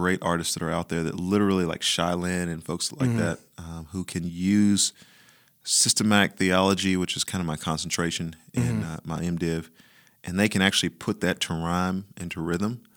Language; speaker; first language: English; native; English